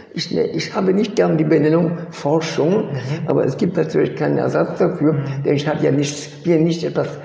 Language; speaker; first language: German; early bilingual, other home language; French